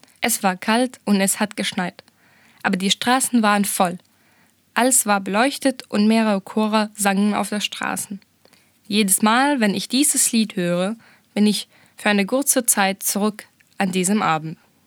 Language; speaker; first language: German; non-native, fluent; Arabic